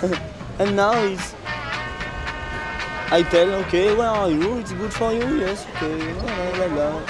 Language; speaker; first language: English; non-native, learner; French